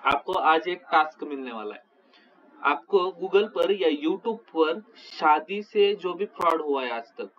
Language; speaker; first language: Hindi; non-native, local second language; Marathi